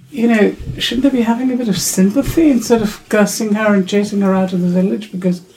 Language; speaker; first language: English; non-native, local second language; Urdu